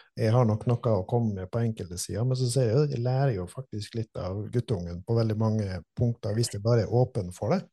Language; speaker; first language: Norwegian; native; Norwegian